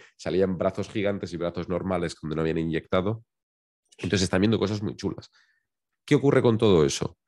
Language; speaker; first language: Spanish; native; Spanish